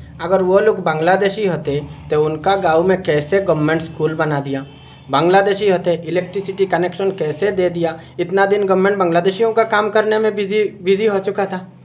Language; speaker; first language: Hindi; non-native, local second language; Bangla